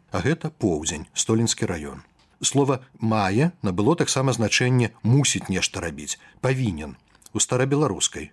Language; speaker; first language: Belarusian; native; Belarusian